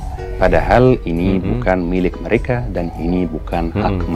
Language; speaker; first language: Indonesian; non-native, fluent; Arabic